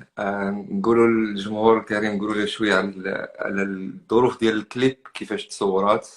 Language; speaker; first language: Arabic; native; Arabic